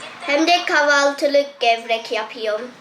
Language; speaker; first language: Turkish; early bilingual, heritage; Turkish